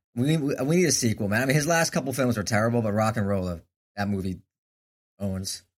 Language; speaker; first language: English; native; English